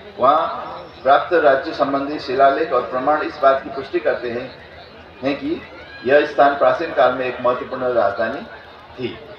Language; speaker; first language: Hindi; non-native, fluent; Newari